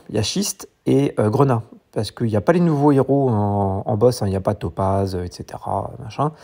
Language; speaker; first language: French; native; French